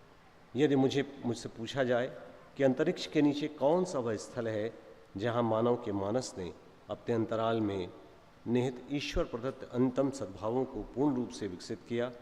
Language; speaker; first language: Hindi; native; Hindi